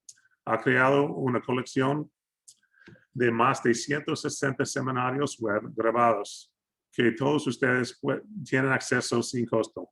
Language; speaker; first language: Spanish; non-native, fluent; English